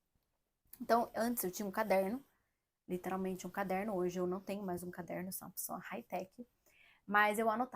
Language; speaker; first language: Portuguese; native; Portuguese